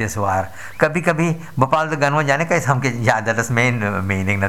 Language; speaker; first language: Dutch; non-native, local second language; Caribbean Hindustani